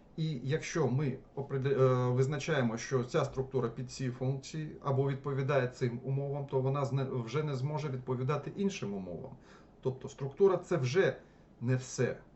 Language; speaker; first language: Ukrainian; non-native, local second language; Russian